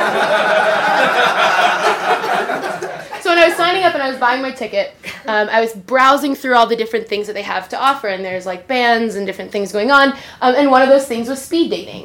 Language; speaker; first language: English; native; English